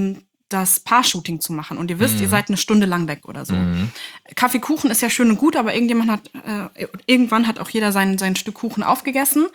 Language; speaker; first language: German; native; German